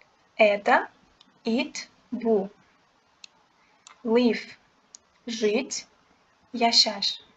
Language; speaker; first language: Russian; non-native, local second language; Uzbek